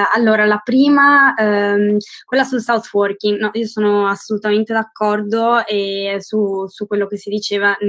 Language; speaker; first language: Italian; native; Italian